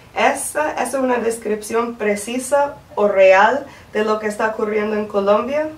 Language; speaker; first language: Spanish; non-native, fluent; English